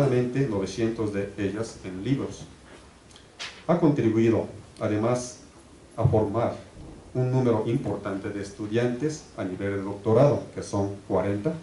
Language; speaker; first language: Spanish; native; Spanish